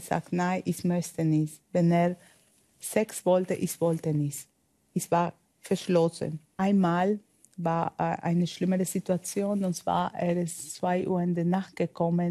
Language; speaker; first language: German; non-native, learner; Spanish